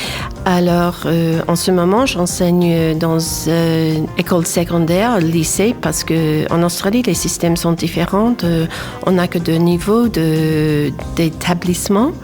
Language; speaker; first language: French; non-native, fluent; English